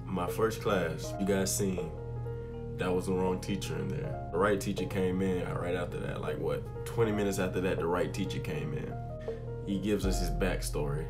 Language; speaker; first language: English; native; English